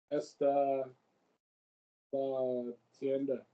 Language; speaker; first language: Spanish; non-native, learner; English